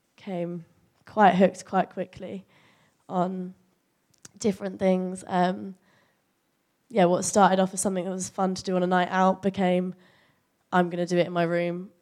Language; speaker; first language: English; native; English